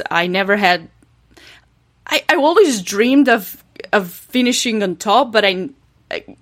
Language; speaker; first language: English; non-native, fluent; Romanian